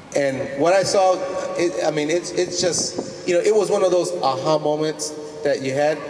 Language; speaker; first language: English; early bilingual, other home language; Spanish